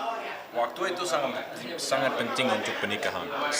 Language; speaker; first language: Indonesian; non-native, learner; English